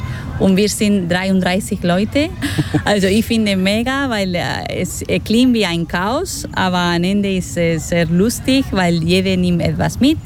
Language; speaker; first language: German; non-native, learner; Spanish